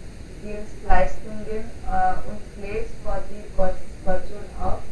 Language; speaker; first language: German; non-native, learner; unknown